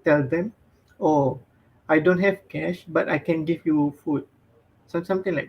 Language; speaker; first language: English; non-native, fluent; Malay